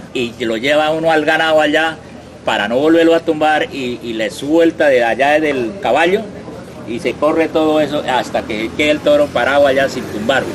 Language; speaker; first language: Spanish; native; Spanish